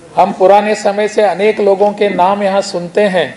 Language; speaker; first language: Hindi; non-native, local second language; Konkani